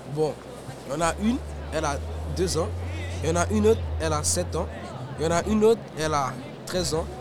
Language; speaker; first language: French; native; French